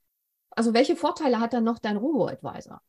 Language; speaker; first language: German; native; German